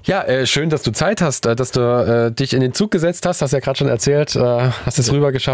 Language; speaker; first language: German; native; German